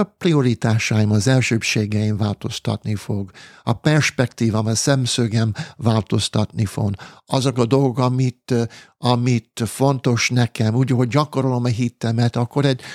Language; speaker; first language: Hungarian; non-native, fluent; English